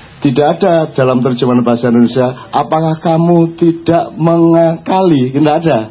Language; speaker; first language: Indonesian; non-native, local second language; Javanese